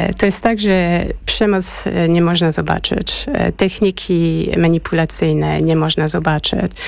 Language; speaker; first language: Polish; early bilingual, heritage; Polish